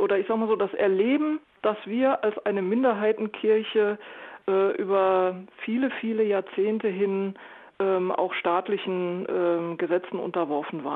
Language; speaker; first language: German; native; German